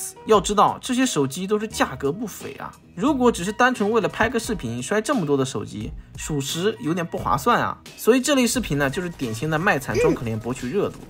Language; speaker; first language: Chinese; native; Chinese